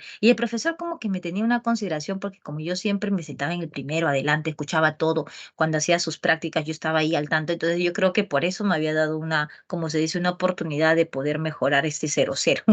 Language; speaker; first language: Spanish; native; Spanish